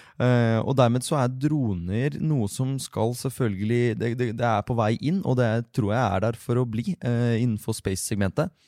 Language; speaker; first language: Norwegian; early bilingual, other home language; Russian